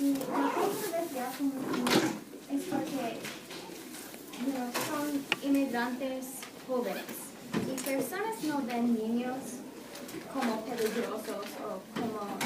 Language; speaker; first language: Spanish; non-native, learner; English